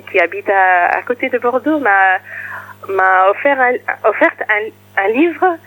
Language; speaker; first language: French; early bilingual, other home language; English